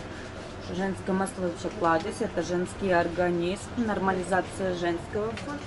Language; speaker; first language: Russian; native; Russian